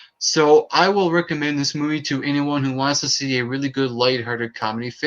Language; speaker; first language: English; native; English